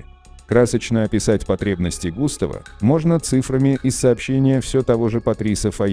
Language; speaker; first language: Russian; native; Russian